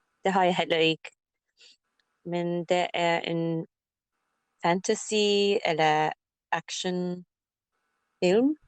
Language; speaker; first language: Danish; non-native, learner; English